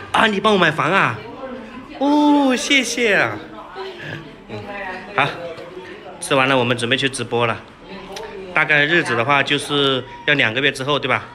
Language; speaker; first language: Chinese; native; Chinese